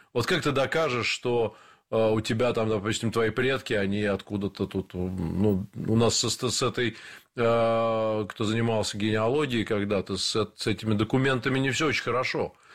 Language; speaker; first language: Russian; native; Russian